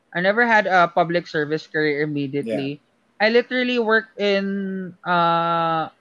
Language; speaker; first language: English; non-native, local second language; Filipino